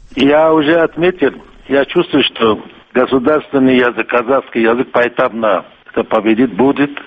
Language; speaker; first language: Russian; non-native, local second language; Kurdish